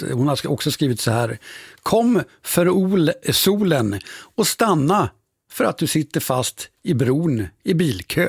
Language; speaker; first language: Swedish; native; Swedish